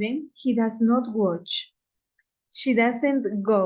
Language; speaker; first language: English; non-native, fluent; Spanish